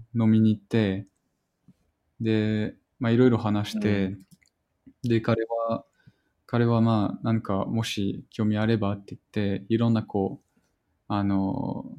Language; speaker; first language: Japanese; non-native, fluent; French